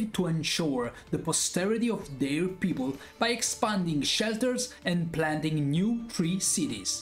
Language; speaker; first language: English; non-native, fluent; Italian